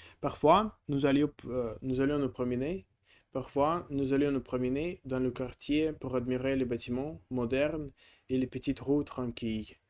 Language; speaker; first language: French; non-native, learner; Russian